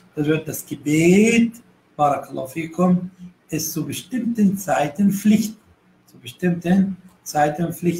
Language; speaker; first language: German; non-native, fluent; Arabic